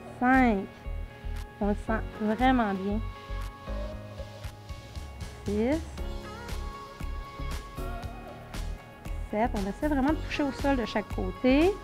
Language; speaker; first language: French; native; French